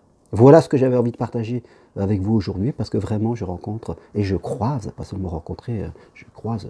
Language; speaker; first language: French; native; French